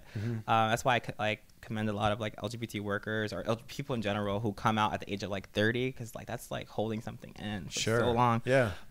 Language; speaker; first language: English; native; English